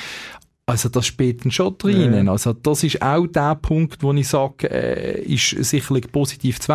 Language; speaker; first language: German; native; German